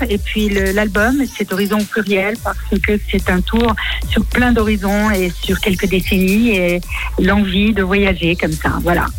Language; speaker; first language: French; native; French